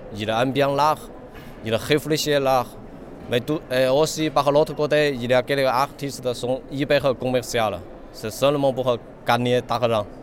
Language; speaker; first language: French; non-native, learner; Chinese